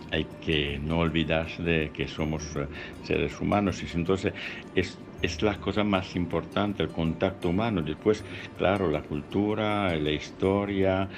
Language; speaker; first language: Spanish; non-native, learner; Italian